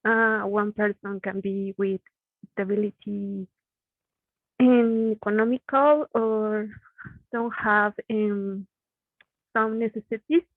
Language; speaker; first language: English; non-native, learner; Spanish